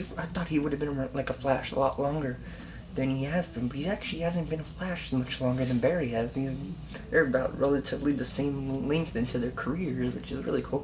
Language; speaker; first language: English; native; English